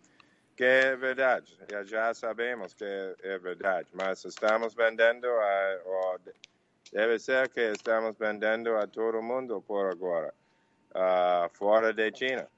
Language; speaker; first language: Portuguese; non-native, fluent; English